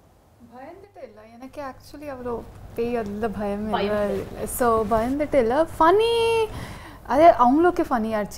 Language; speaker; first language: Tamil; non-native, learner; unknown